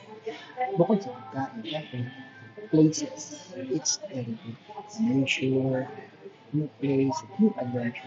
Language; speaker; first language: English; non-native, local second language; Filipino